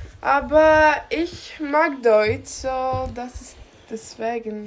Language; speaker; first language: German; non-native, learner; Greek